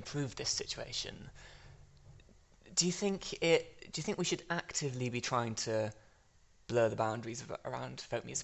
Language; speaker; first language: English; native; English